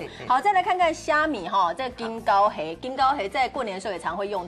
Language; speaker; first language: Chinese; native; Chinese